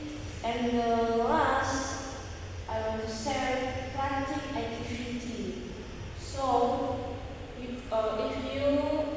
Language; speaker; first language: English; non-native, learner; Indonesian